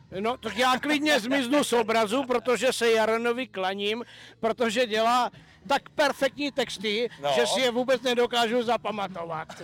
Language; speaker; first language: Czech; native; Czech